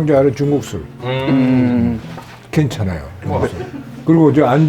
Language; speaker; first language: Korean; native; Korean